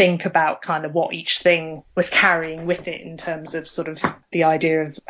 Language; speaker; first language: English; native; English